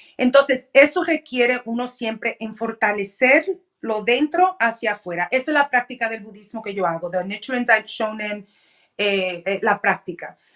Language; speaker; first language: Spanish; early bilingual, heritage; Spanish